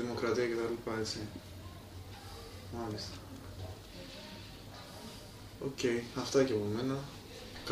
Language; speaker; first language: Greek; native; Greek